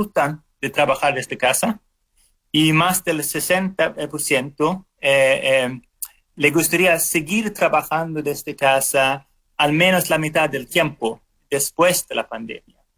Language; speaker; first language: Spanish; non-native, fluent; Swedish